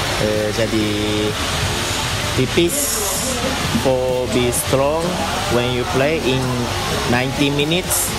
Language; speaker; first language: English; non-native, learner; Japanese